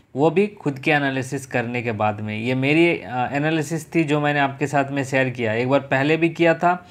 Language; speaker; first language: Hindi; native; Hindi